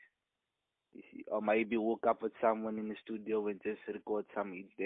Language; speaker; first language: English; non-native, local second language; Afrikaans